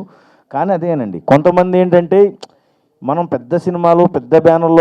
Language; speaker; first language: Telugu; native; Telugu